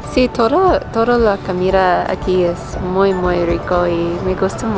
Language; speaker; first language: Spanish; non-native, learner; English